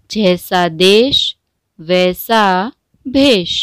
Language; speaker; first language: Hindi; non-native, local second language; Gujarati